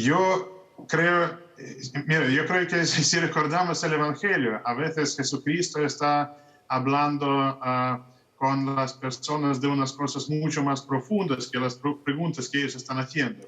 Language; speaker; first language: Spanish; non-native, fluent; Russian